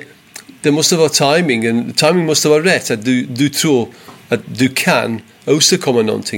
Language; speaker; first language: Swedish; non-native, fluent; English